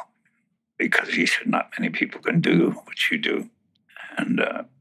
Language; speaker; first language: English; native; English